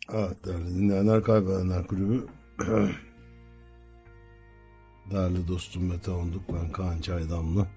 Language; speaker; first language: Turkish; native; Turkish